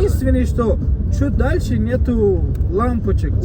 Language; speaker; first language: Russian; non-native, local second language; Tajik